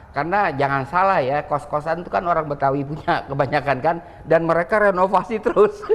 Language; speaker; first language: Indonesian; native; Indonesian